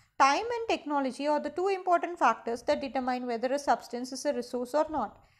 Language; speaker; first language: English; non-native, local second language; Tamil